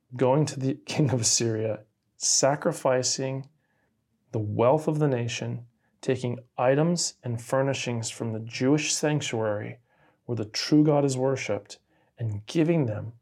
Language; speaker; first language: English; native; English